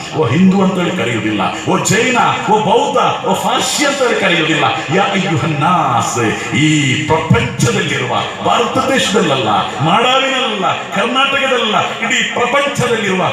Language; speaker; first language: Kannada; non-native, local second language; Badaga